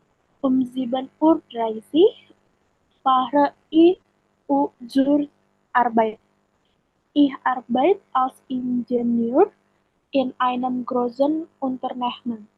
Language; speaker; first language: German; non-native, learner; Indonesian